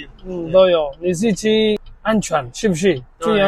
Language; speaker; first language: Chinese; non-native, learner; Somali